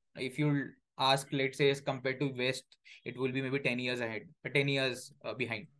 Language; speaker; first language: English; non-native, local second language; Hindi